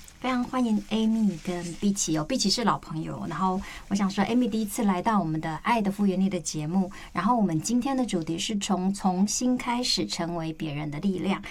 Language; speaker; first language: Chinese; native; Chinese